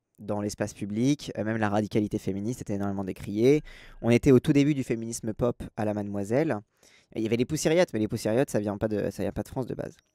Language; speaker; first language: French; native; French